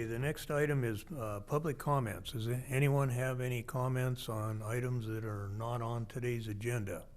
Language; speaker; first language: English; native; English